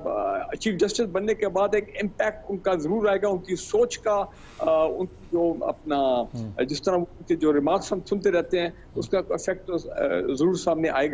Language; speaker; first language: Urdu; native; Urdu